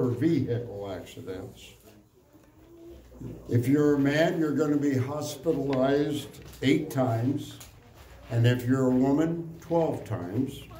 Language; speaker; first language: English; native; English